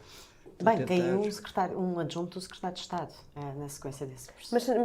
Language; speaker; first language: Portuguese; native; Portuguese